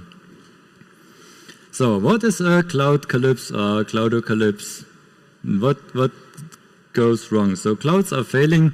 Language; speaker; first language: English; non-native, fluent; German